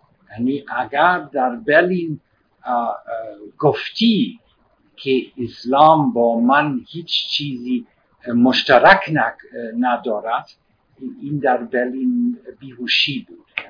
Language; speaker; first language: Persian; non-native, learner; German